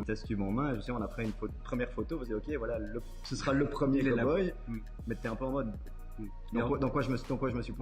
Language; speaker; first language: French; native; French